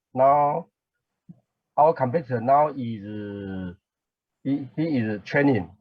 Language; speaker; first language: English; non-native, learner; Chinese